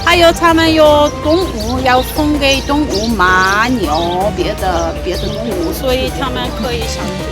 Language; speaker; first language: Chinese; non-native, learner; Persian